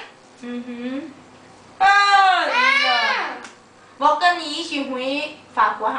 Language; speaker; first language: Chinese; non-native, learner; Thai